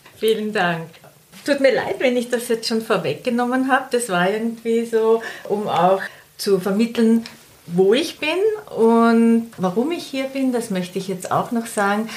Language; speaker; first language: German; native; German